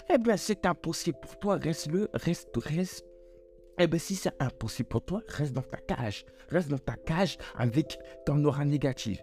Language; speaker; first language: French; native; French